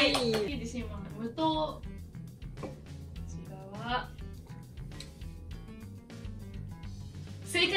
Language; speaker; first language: Japanese; native; Japanese